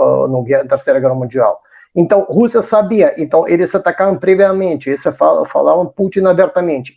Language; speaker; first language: Portuguese; non-native, fluent; Russian